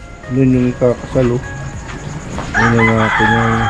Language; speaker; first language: Filipino; non-native, local second language; Pangasinan